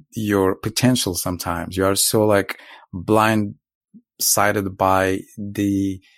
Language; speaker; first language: English; non-native, fluent; Arabic